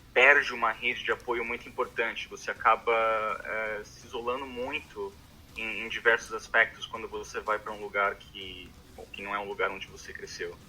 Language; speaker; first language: Portuguese; native; Portuguese